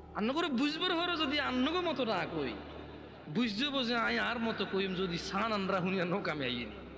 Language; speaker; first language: Bangla; native; Bangla